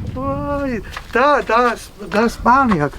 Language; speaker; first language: Italian; non-native, learner; Georgian